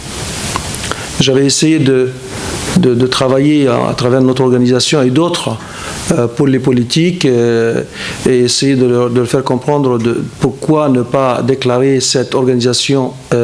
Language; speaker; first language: French; non-native, fluent; Arabic